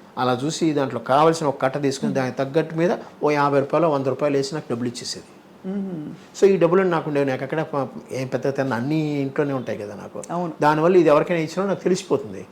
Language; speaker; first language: Telugu; native; Telugu